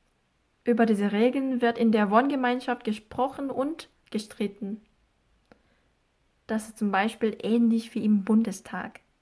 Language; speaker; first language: German; non-native, fluent; Korean